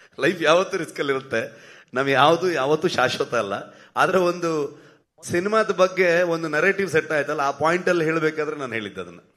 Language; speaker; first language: Kannada; native; Kannada